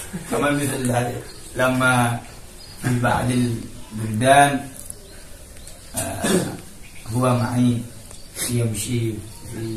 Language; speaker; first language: Arabic; non-native, learner; Indonesian